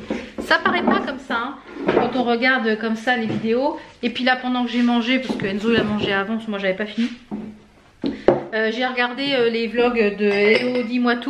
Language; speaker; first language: French; native; French